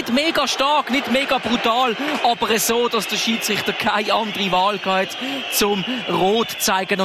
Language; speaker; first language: German; native; German